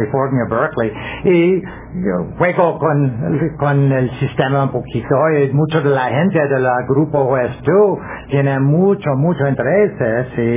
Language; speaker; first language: Spanish; non-native, learner; English